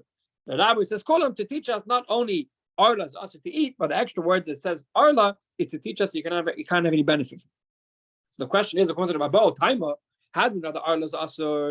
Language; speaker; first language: English; non-native, fluent; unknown